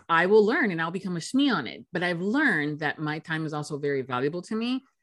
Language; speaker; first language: English; native; English